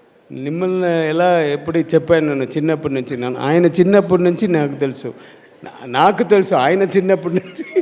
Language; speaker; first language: Telugu; non-native, learner; Tamil